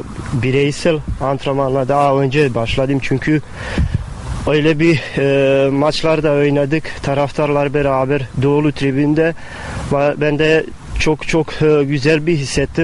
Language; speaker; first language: Turkish; non-native, fluent; Bosnian